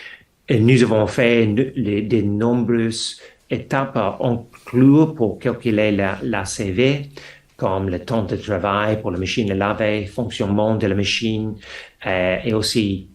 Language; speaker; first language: French; non-native, fluent; English